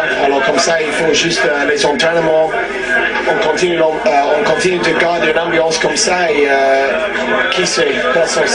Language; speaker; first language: French; non-native, fluent; English